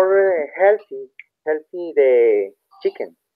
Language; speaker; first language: English; non-native, learner; Spanish